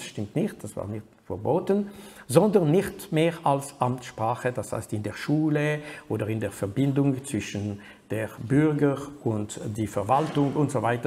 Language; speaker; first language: German; non-native, fluent; French